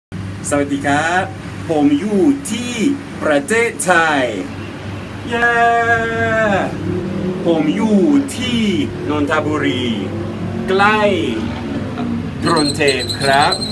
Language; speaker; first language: Thai; non-native, learner; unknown